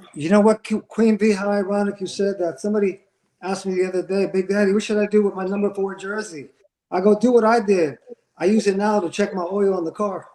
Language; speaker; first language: English; native; English